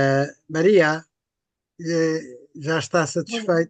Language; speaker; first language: Spanish; non-native, fluent; Portuguese